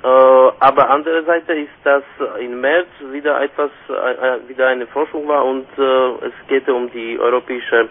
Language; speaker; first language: German; non-native, fluent; Slovak